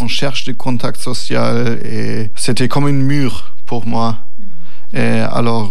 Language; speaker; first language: French; non-native, learner; German